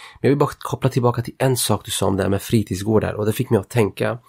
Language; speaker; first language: Swedish; native; Swedish